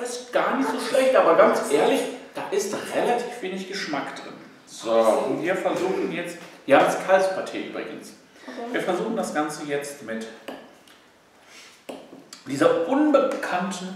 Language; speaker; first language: German; native; German